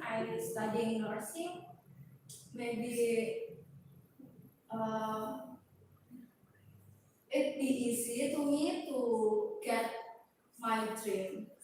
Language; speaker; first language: English; non-native, learner; Indonesian